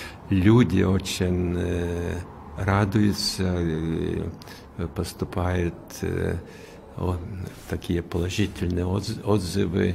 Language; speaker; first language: Russian; non-native, fluent; Lithuanian